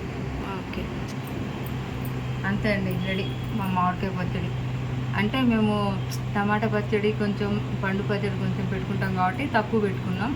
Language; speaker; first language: Telugu; native; Telugu